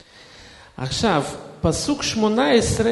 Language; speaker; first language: Hebrew; non-native, fluent; Russian